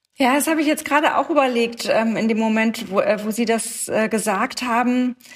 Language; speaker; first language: German; native; German